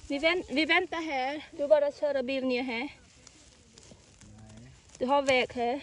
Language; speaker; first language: Norwegian; non-native, learner; Thai